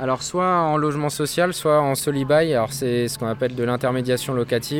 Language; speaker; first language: French; native; French